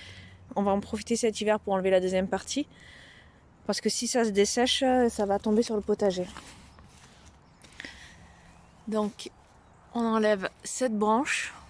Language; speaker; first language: French; native; French